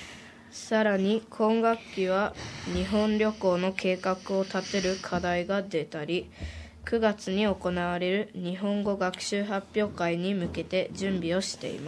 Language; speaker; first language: Japanese; early bilingual, heritage; Japanese